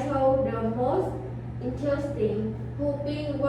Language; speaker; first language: English; non-native, learner; Vietnamese